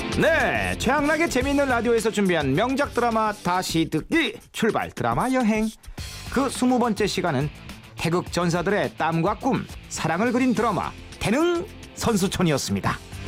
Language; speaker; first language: Korean; native; Korean